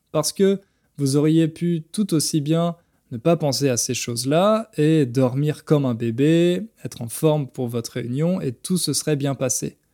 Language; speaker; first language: French; native; French